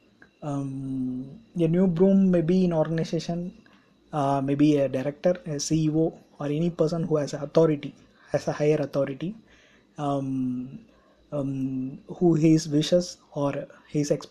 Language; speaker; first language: English; non-native, local second language; Tamil